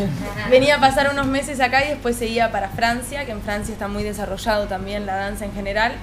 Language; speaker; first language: Spanish; native; Spanish